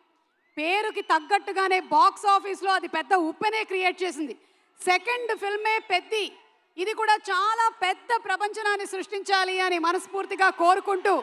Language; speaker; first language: Telugu; native; Telugu